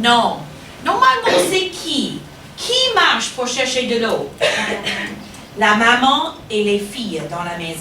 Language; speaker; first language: French; non-native, fluent; English